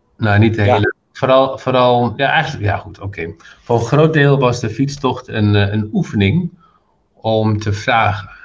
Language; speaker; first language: Dutch; non-native, fluent; Arabic